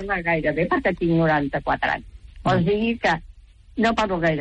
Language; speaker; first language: Catalan; native; Catalan